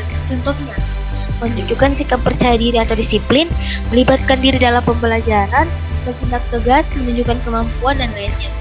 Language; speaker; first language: Indonesian; native; Indonesian